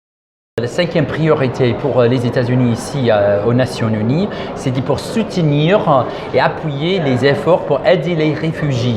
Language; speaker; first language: French; non-native, fluent; English